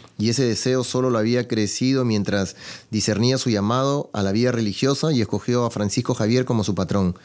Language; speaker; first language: Spanish; native; Spanish